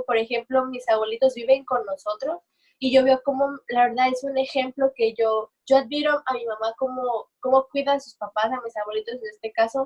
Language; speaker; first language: Spanish; native; Spanish